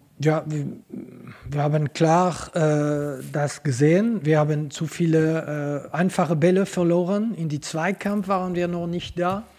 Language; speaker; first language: German; non-native, local second language; French